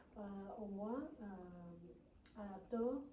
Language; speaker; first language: French; non-native, learner; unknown